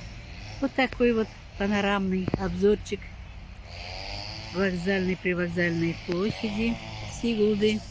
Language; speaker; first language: Russian; native; Russian